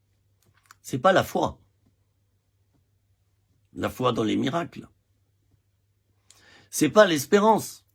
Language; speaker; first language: French; native; French